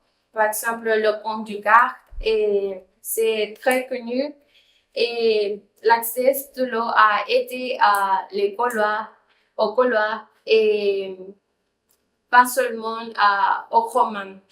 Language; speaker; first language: French; non-native, learner; Spanish